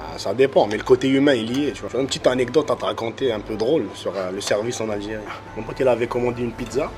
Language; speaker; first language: French; non-native, local second language; Arabic